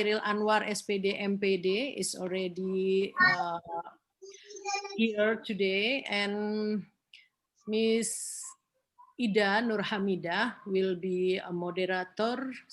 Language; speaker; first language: English; non-native, learner; Indonesian